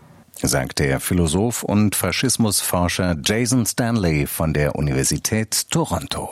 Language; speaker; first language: German; native; German